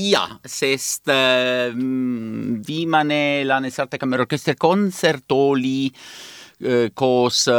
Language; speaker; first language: Estonian; non-native, learner; Italian